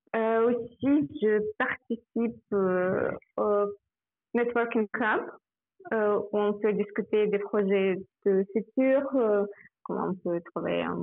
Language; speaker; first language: French; non-native, fluent; Russian